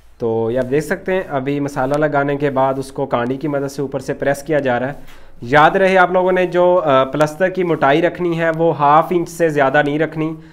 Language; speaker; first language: Urdu; non-native, local second language; Punjabi